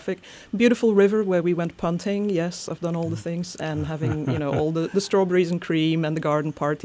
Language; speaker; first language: English; non-native, fluent; Dutch